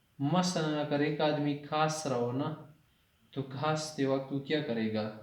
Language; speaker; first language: Urdu; non-native, local second language; Pashto